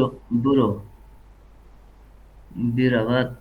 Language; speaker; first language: Persian; non-native, learner; Urdu